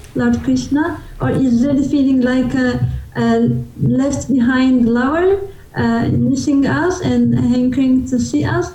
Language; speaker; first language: English; non-native, fluent; Turkish